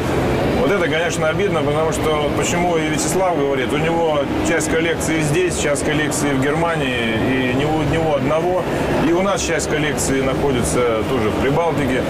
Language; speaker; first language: Russian; native; Russian